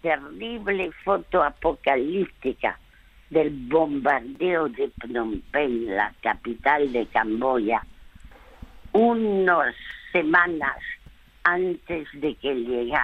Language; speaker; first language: Spanish; early bilingual, other home language; French